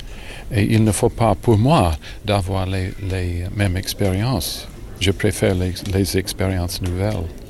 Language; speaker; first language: French; non-native, learner; English